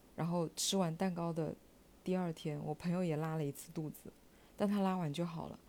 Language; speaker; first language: Chinese; native; Chinese